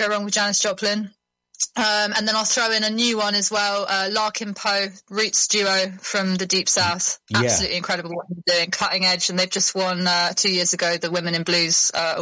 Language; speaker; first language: English; native; English